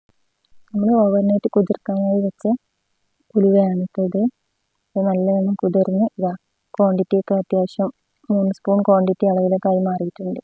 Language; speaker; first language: Malayalam; native; Malayalam